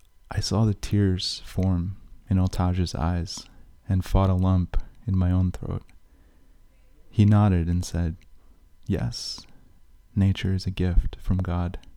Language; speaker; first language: English; native; English